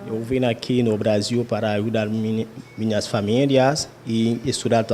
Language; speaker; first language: Portuguese; non-native, learner; Haitian Creole